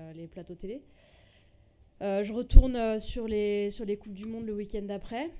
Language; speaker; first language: French; native; French